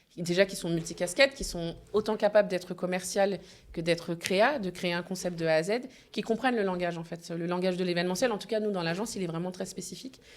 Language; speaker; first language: French; early bilingual, other home language; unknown